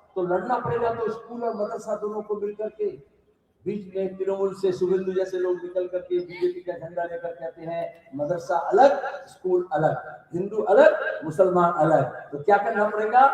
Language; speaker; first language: Hindi; non-native, local second language; Bangla